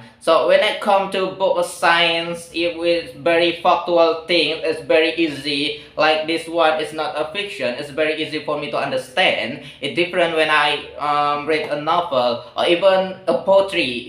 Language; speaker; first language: English; non-native, learner; Indonesian